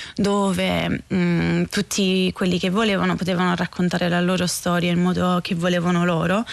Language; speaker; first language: Italian; non-native, fluent; English